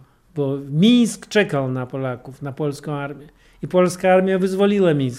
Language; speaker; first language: Polish; non-native, fluent; Russian